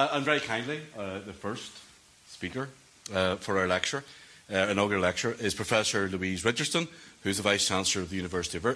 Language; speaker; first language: English; native; English